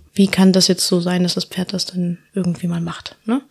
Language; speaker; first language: German; early bilingual, heritage; Spanish